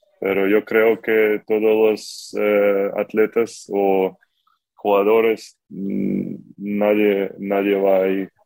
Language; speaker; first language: Spanish; non-native, fluent; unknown